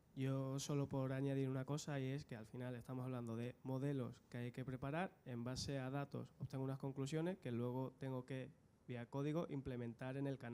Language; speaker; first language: Spanish; native; Spanish